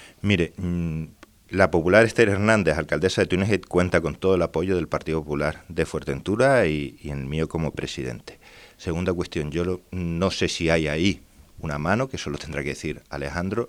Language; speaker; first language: Spanish; native; Spanish